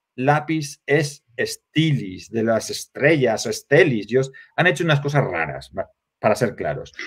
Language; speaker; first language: Spanish; native; Spanish